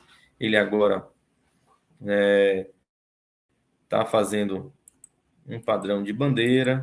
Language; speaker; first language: Portuguese; native; Portuguese